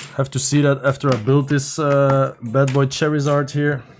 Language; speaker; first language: English; non-native, fluent; Dutch